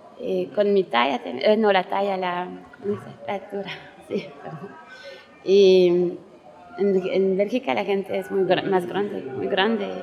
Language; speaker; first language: Spanish; non-native, learner; French